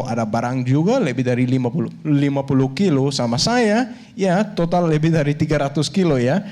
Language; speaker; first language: Indonesian; non-native, fluent; Danish